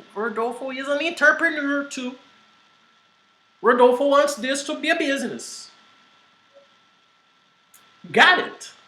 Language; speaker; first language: English; non-native, fluent; Portuguese